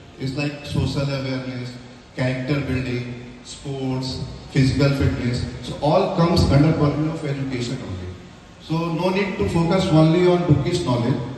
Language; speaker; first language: English; non-native, local second language; Hindi